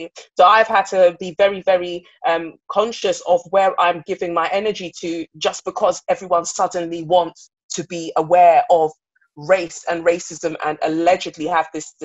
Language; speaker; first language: English; native; English